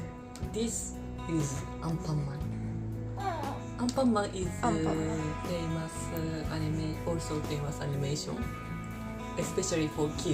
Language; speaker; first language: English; non-native, learner; Japanese